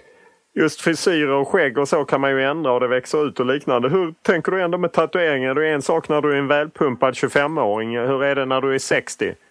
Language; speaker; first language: Swedish; native; Swedish